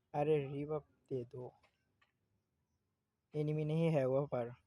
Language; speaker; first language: Hindi; non-native, learner; Bangla